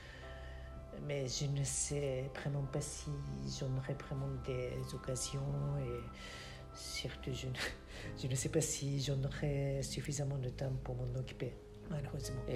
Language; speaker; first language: French; non-native, fluent; Japanese